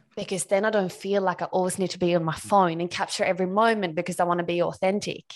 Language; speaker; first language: English; non-native, fluent; Swedish